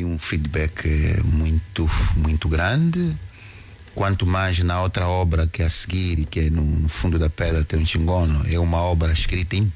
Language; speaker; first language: Portuguese; non-native, local second language; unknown